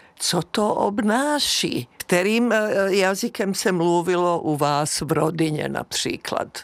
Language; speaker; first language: Czech; non-native, fluent; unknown